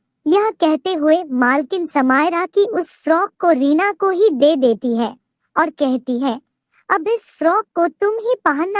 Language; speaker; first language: Hindi; native; Hindi